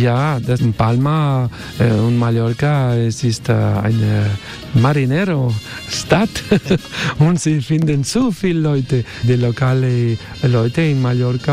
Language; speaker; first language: German; non-native, learner; Spanish